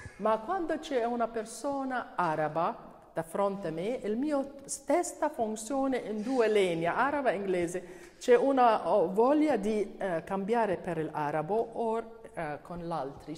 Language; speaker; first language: Italian; non-native, learner; Arabic